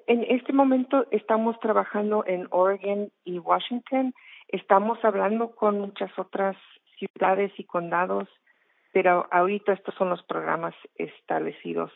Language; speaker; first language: Spanish; non-native, fluent; English